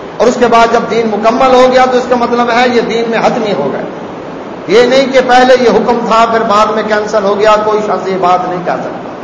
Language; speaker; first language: Urdu; non-native, local second language; Saraiki